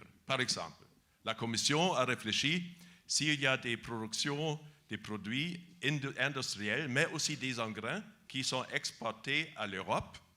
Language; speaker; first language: French; non-native, fluent; German